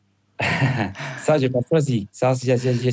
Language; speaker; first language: French; non-native, fluent; Spanish